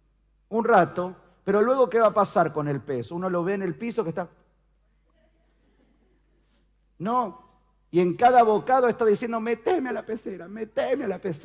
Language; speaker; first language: Spanish; native; Spanish